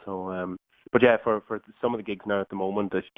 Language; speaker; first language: English; native; English